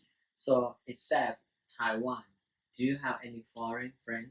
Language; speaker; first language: English; non-native, learner; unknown